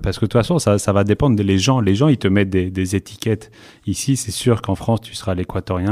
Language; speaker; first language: French; native; French